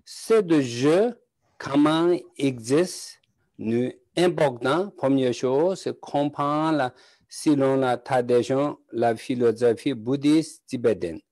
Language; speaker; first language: French; non-native, learner; Tibetan